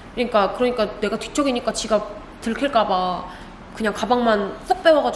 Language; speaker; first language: Korean; native; Korean